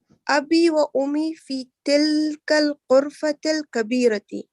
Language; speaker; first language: Arabic; non-native, learner; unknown